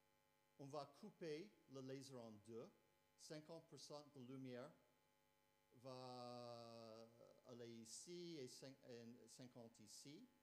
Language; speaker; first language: French; non-native, fluent; English